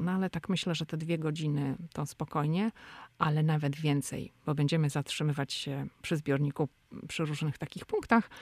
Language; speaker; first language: Polish; native; Polish